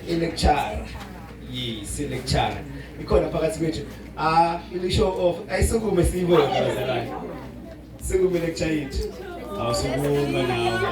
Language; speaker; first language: Zulu; non-native, local second language; Swati